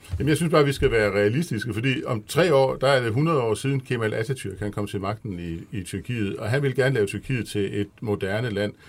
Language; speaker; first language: Danish; native; Danish